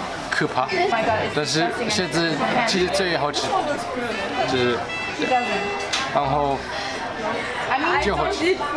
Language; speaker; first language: Chinese; non-native, learner; German